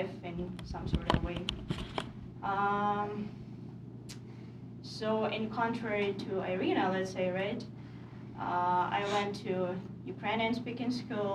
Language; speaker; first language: English; non-native, fluent; Ukrainian